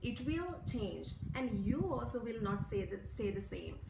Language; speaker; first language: English; non-native, local second language; Sinhala